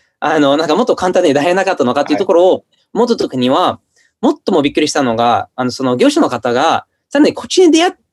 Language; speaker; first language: Japanese; non-native, fluent; English